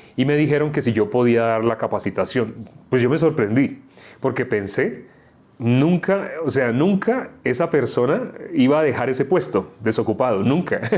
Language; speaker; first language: Spanish; native; Spanish